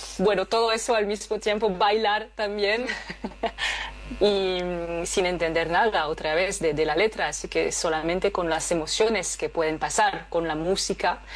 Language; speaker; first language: Spanish; non-native, fluent; French